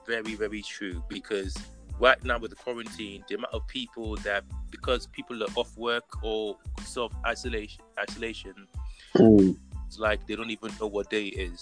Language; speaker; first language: English; non-native, local second language; Yoruba